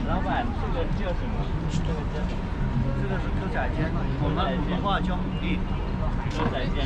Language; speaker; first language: Chinese; non-native, learner; Thai